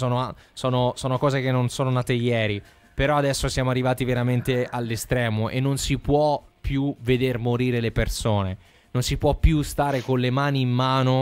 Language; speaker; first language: Italian; native; Italian